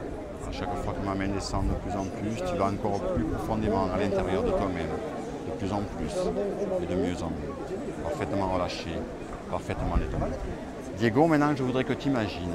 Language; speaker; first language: French; native; French